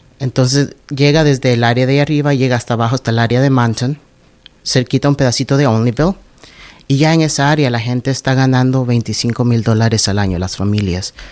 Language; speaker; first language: Spanish; native; Spanish